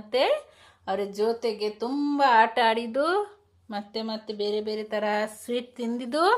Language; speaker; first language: Kannada; non-native, local second language; Urdu